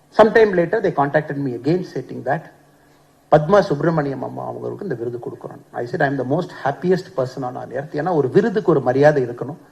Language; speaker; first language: Tamil; native; Tamil